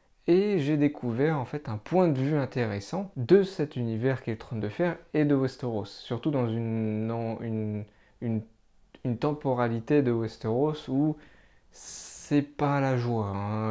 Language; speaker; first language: French; native; French